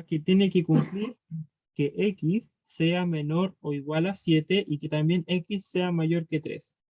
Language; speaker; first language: Spanish; native; Spanish